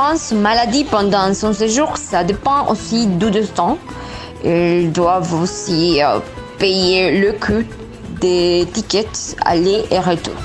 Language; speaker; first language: French; non-native, learner; Spanish